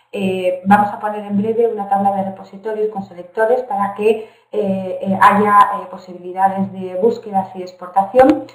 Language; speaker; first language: Spanish; native; Spanish